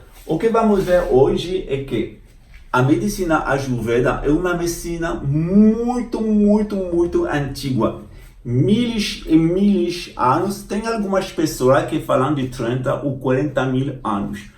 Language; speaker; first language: Portuguese; non-native, fluent; French